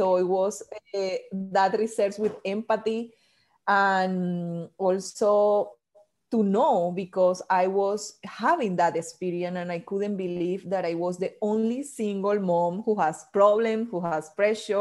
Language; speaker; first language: English; non-native, fluent; Spanish